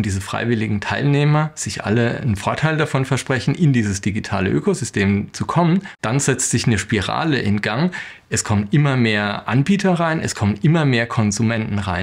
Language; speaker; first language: German; native; German